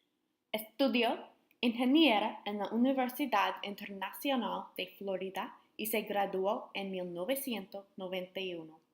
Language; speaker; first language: Spanish; non-native, learner; English